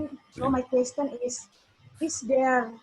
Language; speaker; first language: English; non-native, learner; Indonesian